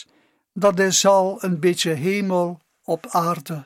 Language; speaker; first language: Dutch; native; Dutch